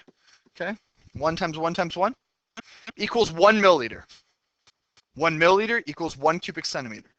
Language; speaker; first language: English; native; English